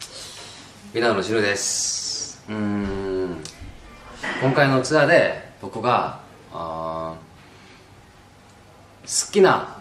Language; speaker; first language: Japanese; non-native, learner; Korean